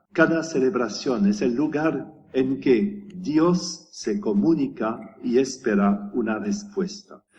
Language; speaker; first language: Spanish; non-native, learner; French